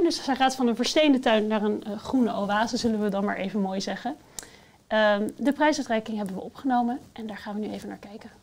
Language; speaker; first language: Dutch; native; Dutch